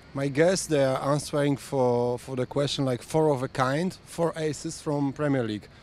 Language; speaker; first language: English; non-native, fluent; Polish